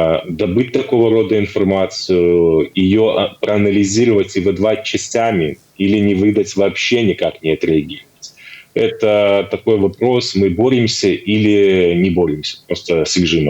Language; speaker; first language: Russian; native; Russian